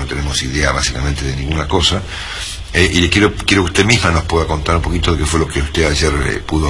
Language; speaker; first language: Spanish; native; Spanish